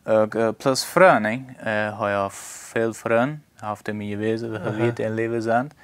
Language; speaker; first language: German; non-native, local second language; Plautdietsch